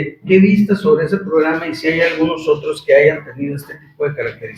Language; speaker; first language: Spanish; native; Spanish